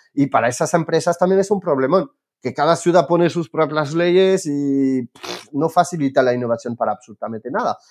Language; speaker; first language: Spanish; non-native, fluent; French